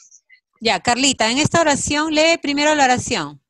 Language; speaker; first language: Spanish; native; Spanish